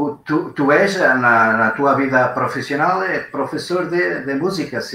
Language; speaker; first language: Spanish; non-native, learner; Portuguese